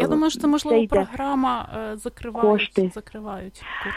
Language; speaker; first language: Ukrainian; native; Ukrainian